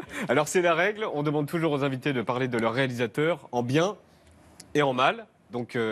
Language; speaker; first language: French; native; French